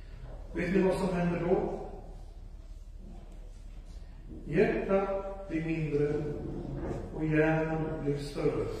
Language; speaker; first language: Swedish; non-native, fluent; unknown